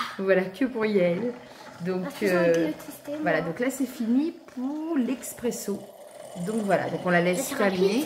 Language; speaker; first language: French; native; French